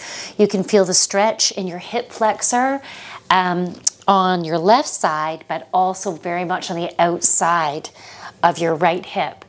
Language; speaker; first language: English; native; English